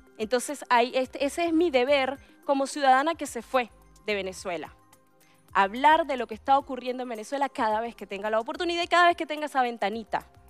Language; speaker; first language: Spanish; native; Spanish